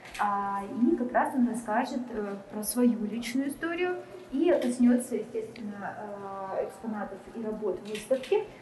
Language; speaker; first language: Russian; native; Russian